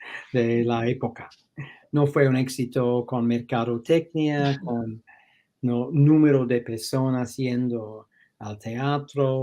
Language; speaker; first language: Spanish; non-native, fluent; English